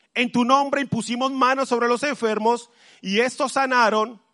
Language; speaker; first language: Spanish; native; Spanish